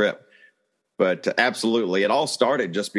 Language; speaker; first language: English; native; English